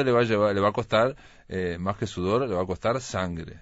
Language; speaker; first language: Spanish; native; Spanish